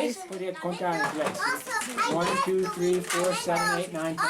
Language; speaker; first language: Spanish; non-native, learner; English